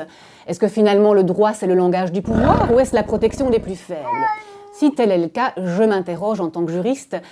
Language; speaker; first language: French; native; French